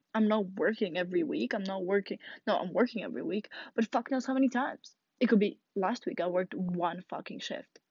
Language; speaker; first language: English; non-native, fluent; Russian